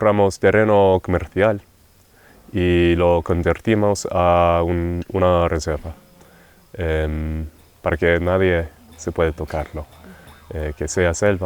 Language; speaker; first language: Spanish; non-native, fluent; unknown